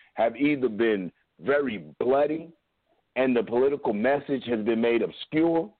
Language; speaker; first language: English; native; English